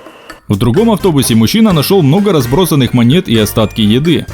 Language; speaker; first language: Russian; native; Russian